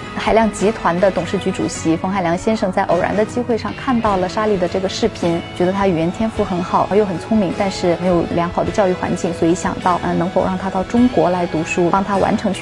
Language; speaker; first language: Chinese; native; Chinese